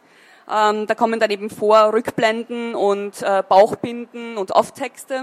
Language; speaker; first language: German; native; German